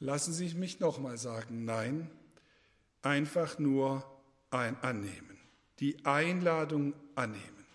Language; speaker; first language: German; native; German